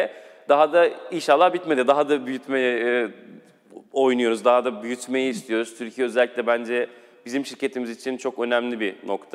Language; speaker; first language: Turkish; native; Turkish